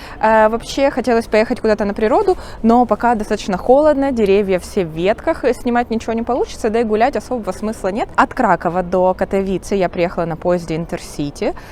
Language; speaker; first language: Russian; native; Russian